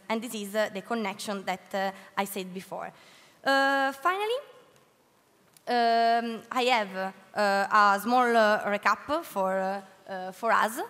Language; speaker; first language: English; non-native, learner; Italian